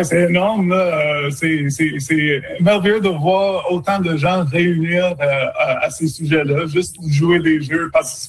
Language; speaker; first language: French; native; French